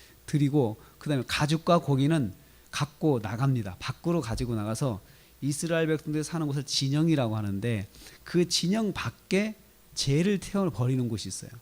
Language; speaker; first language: Korean; native; Korean